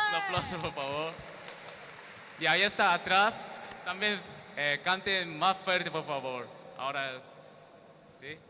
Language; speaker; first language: Spanish; non-native, learner; Korean